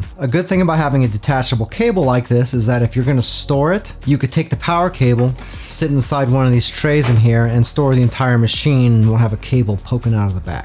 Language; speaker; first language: English; native; English